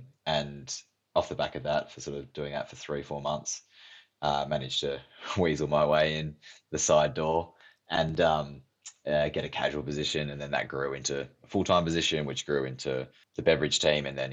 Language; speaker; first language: English; native; English